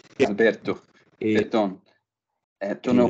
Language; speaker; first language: Spanish; non-native, fluent; Portuguese